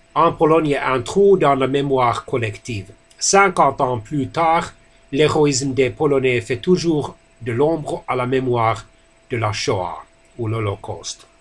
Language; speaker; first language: French; non-native, fluent; Finnish